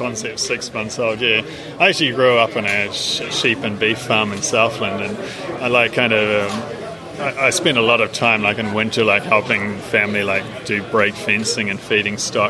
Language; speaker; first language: English; native; English